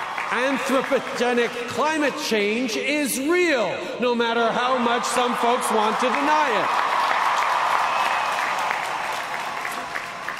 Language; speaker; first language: English; native; English